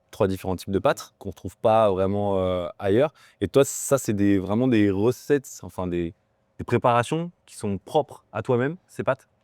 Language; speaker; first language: French; native; French